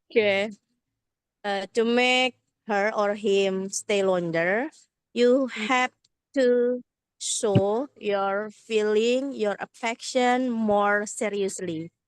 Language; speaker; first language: English; non-native, learner; Indonesian